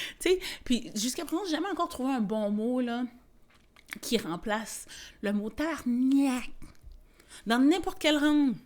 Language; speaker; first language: French; native; French